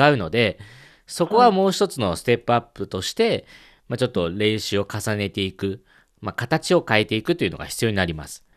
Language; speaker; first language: Japanese; non-native, fluent; Chinese